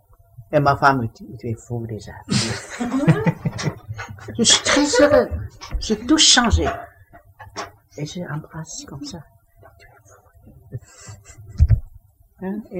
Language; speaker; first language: French; non-native, learner; Vietnamese